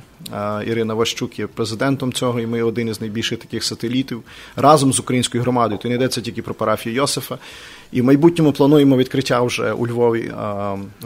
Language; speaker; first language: Ukrainian; native; Ukrainian